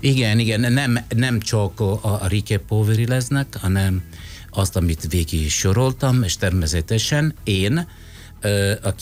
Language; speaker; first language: Hungarian; non-native, fluent; Italian